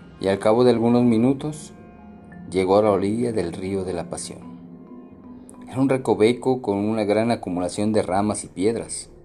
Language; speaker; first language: Spanish; native; Spanish